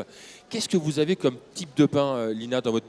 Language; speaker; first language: French; native; French